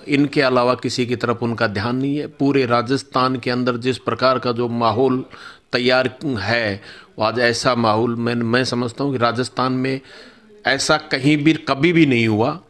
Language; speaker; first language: Hindi; native; Hindi